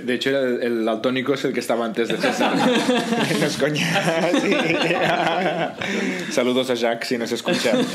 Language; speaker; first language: Spanish; native; Spanish